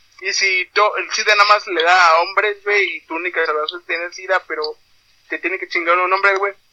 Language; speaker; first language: Spanish; native; Spanish